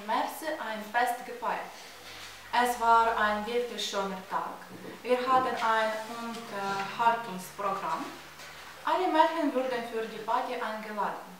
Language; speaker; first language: German; non-native, learner; Ukrainian